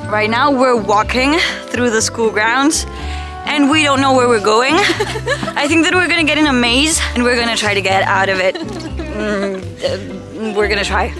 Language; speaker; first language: English; non-native, fluent; Spanish